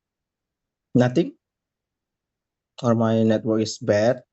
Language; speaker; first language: English; non-native, learner; Indonesian